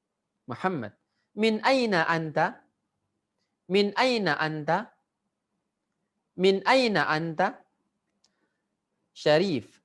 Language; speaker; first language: Arabic; non-native, fluent; Indonesian